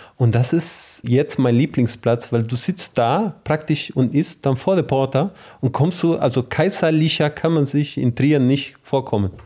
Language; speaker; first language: German; non-native, fluent; Spanish